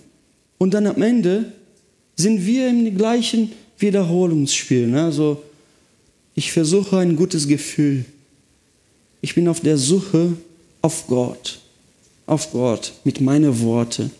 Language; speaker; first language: German; non-native, fluent; Portuguese